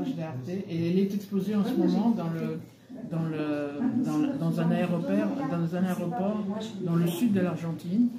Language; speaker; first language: French; early bilingual, other home language; Spanish